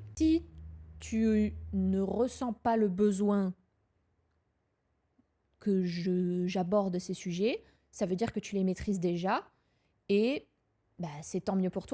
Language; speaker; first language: French; native; French